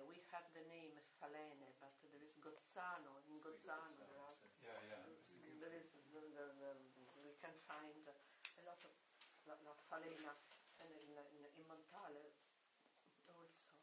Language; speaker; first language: English; non-native, learner; Italian